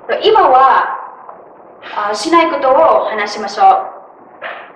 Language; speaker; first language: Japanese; non-native, learner; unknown